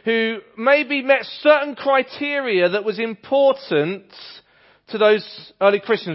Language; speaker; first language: English; native; English